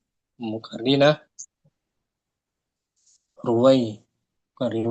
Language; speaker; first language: Arabic; non-native, fluent; Indonesian